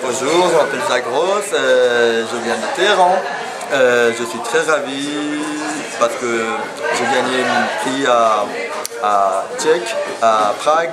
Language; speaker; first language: French; non-native, fluent; Persian